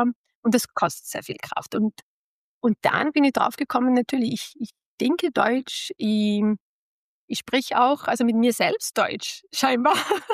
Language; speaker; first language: German; non-native, fluent; Arabic